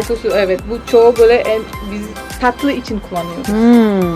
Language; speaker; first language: Turkish; non-native, learner; Indonesian